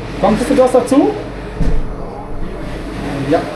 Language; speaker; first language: German; non-native, learner; Malayalam